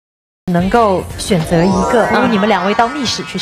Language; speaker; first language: Chinese; native; Chinese